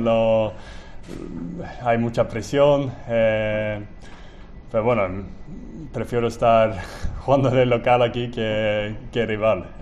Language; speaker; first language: Spanish; non-native, fluent; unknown